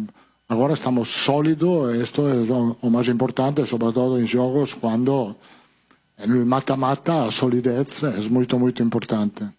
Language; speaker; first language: Portuguese; non-native, fluent; Italian